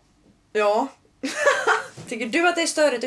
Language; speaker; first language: Swedish; native; Swedish